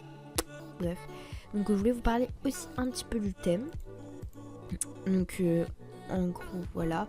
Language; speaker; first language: French; native; French